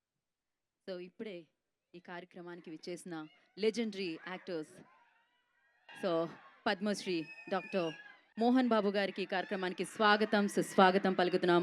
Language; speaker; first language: Telugu; native; Telugu